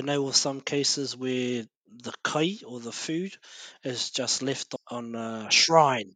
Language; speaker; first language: English; native; English